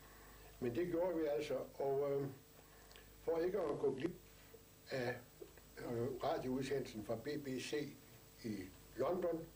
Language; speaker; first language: Danish; native; Danish